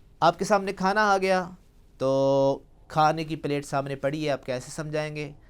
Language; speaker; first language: Urdu; non-native, local second language; Punjabi